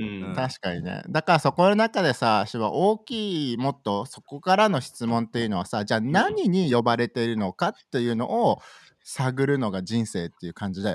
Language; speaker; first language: Japanese; native; Japanese